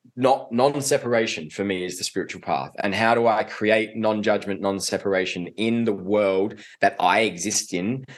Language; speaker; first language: English; native; English